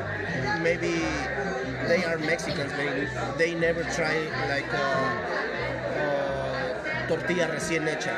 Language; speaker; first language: English; non-native, learner; Spanish